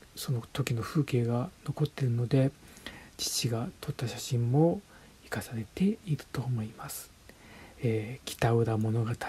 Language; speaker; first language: Japanese; native; Japanese